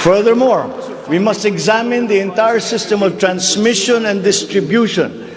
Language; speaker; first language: English; non-native, local second language; Filipino